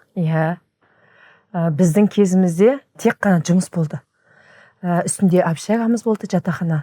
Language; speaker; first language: Kazakh; native; Kazakh